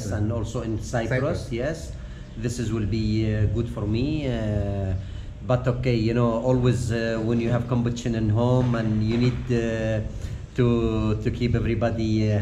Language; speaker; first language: English; non-native, fluent; Arabic